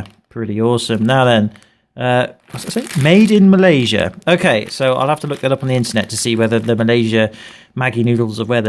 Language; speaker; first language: English; native; English